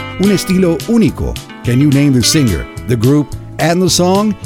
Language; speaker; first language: English; early bilingual, other home language; Spanish